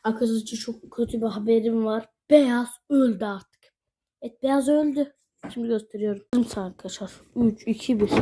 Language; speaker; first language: Turkish; native; Turkish